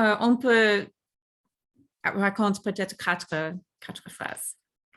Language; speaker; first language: French; non-native, fluent; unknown